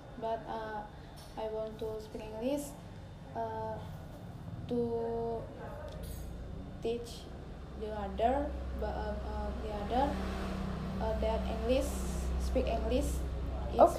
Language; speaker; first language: English; non-native, learner; Indonesian